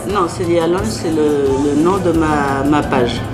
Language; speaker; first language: French; native; French